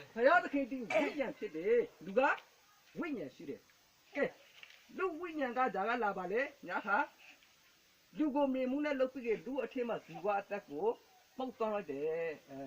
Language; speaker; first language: Burmese; native; Burmese